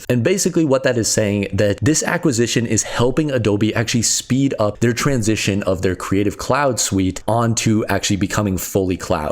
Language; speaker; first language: English; native; English